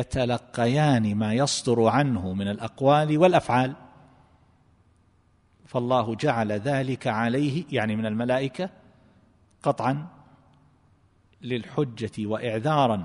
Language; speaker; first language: Arabic; native; Arabic